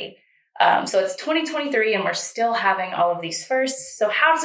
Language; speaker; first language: English; native; English